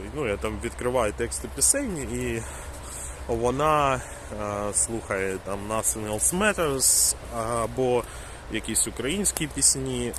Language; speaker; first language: Ukrainian; non-native, local second language; Russian